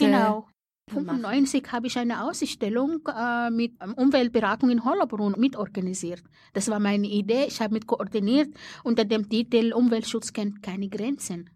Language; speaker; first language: German; non-native, fluent; Arabic